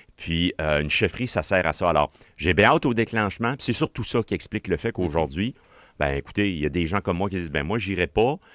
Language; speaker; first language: French; native; French